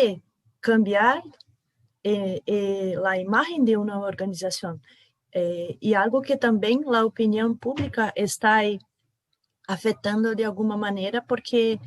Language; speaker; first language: Spanish; non-native, fluent; Portuguese